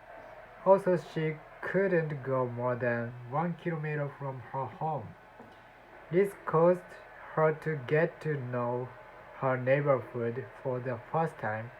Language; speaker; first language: English; non-native, learner; Japanese